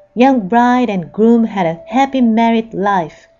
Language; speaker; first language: English; non-native, fluent; Japanese